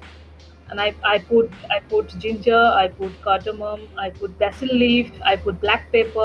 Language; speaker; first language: English; non-native, local second language; Bangla